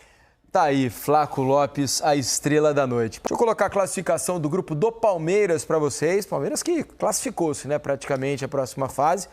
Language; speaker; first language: Portuguese; native; Portuguese